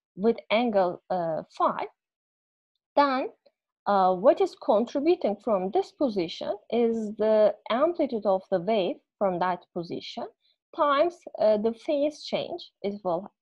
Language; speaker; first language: English; non-native, fluent; Turkish